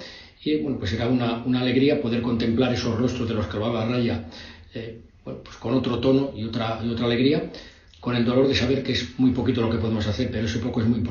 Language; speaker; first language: Spanish; native; Spanish